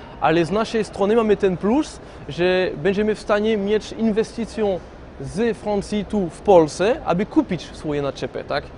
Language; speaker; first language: Polish; non-native, fluent; French